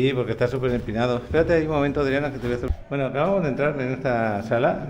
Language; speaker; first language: Spanish; native; Spanish